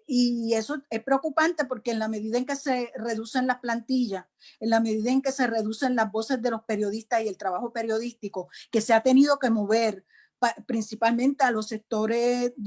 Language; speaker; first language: Spanish; native; Spanish